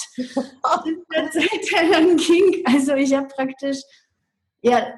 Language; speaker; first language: German; non-native, fluent; Russian